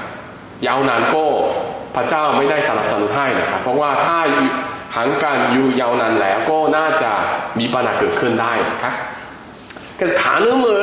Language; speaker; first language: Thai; non-native, fluent; Korean